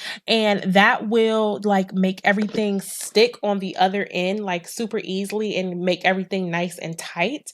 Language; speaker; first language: English; native; English